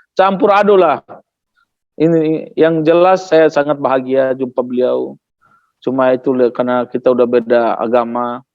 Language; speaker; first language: Indonesian; non-native, local second language; Tetum